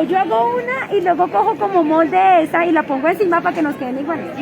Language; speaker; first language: Spanish; native; Spanish